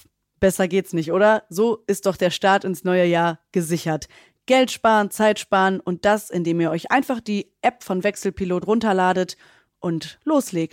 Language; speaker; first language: German; native; German